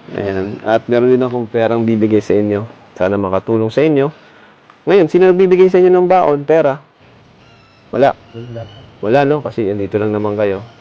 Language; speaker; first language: Filipino; native; Filipino